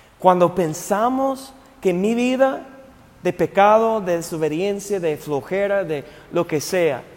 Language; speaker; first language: Spanish; non-native, fluent; English